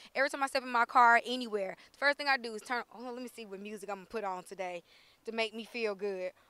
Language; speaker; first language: English; native; English